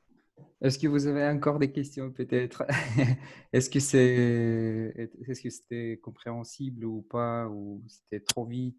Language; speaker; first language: French; non-native, fluent; Russian